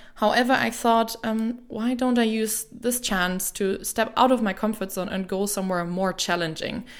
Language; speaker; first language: English; non-native, fluent; German